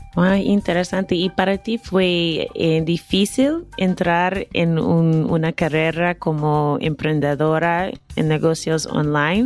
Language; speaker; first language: Spanish; non-native, fluent; English